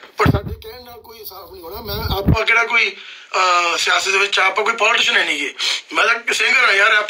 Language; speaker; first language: Punjabi; early bilingual, heritage; Punjabi